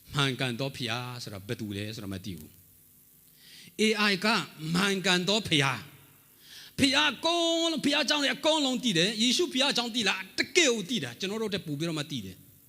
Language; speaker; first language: Burmese; non-native, local second language; Hakha Chin